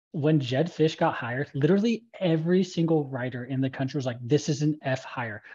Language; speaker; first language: English; native; English